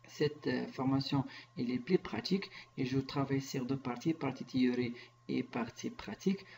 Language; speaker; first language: French; non-native, local second language; Arabic